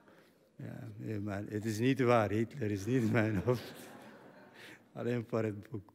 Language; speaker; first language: Dutch; non-native, fluent; Arabic